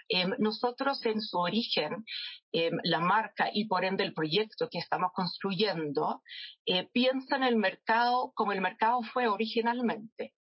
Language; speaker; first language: Spanish; non-native, fluent; English